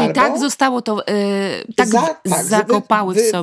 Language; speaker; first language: Polish; native; Polish